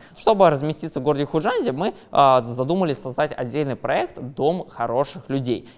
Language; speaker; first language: Russian; native; Russian